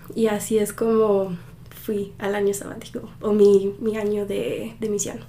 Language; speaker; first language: Spanish; early bilingual, heritage; Spanish